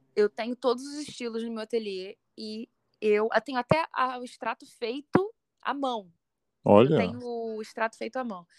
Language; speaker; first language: Portuguese; native; Portuguese